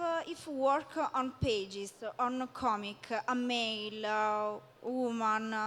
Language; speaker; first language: English; non-native, learner; Italian